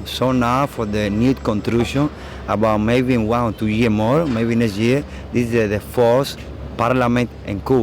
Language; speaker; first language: English; non-native, learner; Spanish